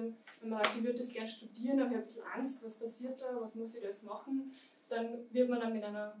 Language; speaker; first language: German; native; German